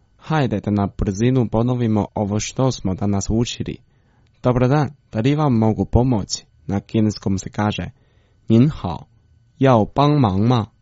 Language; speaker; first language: Croatian; non-native, fluent; Chinese